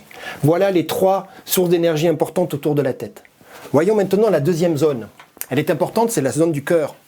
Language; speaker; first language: French; native; French